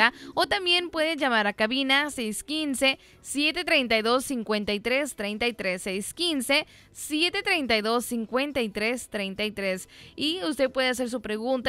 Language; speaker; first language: Spanish; native; Spanish